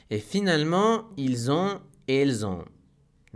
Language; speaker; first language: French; non-native, fluent; Spanish